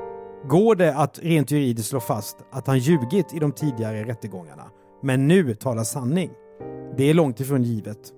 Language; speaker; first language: Swedish; native; Swedish